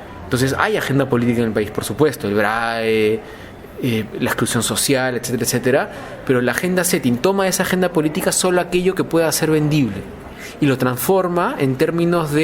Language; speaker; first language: Spanish; native; Spanish